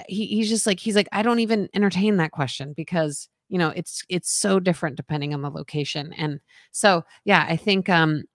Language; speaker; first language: English; native; English